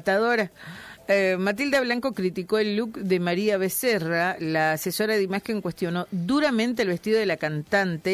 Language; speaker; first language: Spanish; native; Spanish